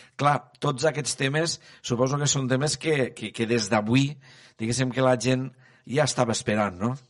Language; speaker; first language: Catalan; native; Catalan